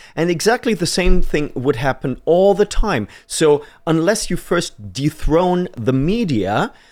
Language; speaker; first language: English; non-native, fluent; German